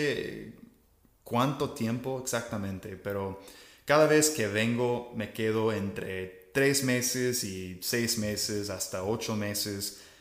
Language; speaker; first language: Spanish; non-native, fluent; English